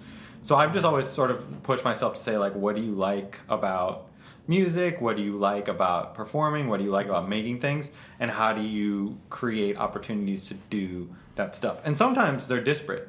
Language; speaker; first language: English; native; English